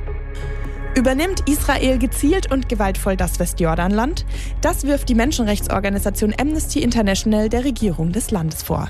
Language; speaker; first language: German; native; German